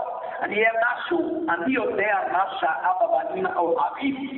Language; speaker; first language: Hebrew; non-native, fluent; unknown